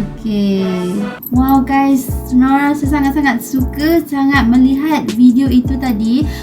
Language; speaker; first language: Malay; native; Malay